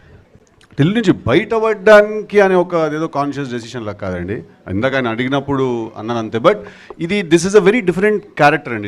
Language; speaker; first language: Telugu; native; Telugu